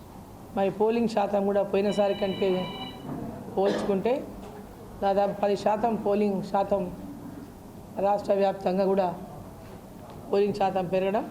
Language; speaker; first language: Telugu; native; Telugu